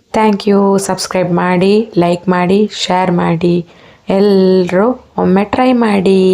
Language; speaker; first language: Kannada; non-native, local second language; Tulu